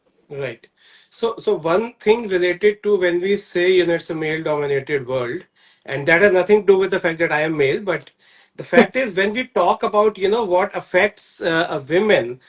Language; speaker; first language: English; non-native, local second language; Hindi